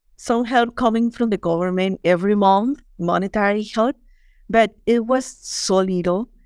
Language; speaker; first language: English; non-native, fluent; Spanish